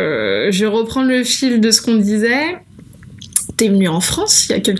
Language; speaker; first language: French; native; French